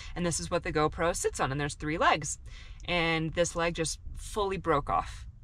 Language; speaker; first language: English; native; English